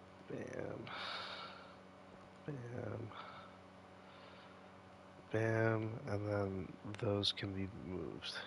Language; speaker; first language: English; native; English